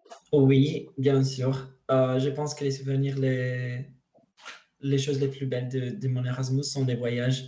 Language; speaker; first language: French; non-native, learner; Italian